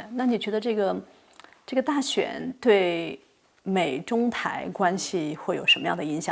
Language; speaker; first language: Chinese; native; Chinese